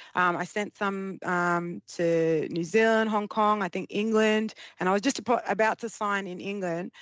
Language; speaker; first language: English; early bilingual, other home language; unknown